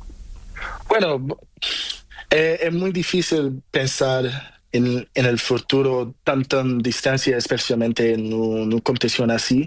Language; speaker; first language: Spanish; non-native, learner; Portuguese